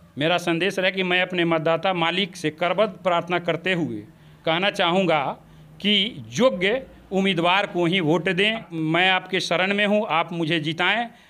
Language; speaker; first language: Hindi; native; Hindi